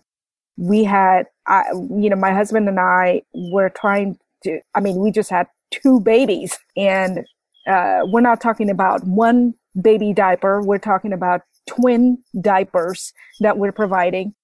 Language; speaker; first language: English; non-native, local second language; Bangla